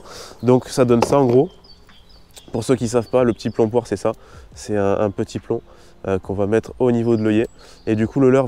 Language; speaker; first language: French; native; French